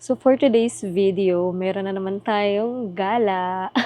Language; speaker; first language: Filipino; native; Filipino